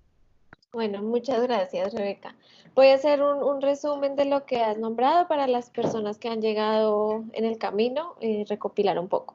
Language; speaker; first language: Spanish; native; Spanish